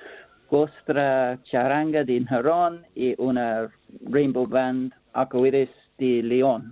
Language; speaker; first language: Spanish; non-native, learner; English